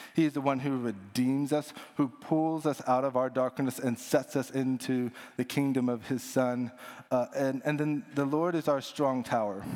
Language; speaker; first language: English; native; English